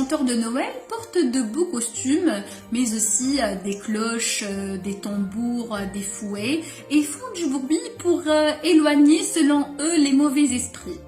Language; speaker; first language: French; non-native, local second language; Arabic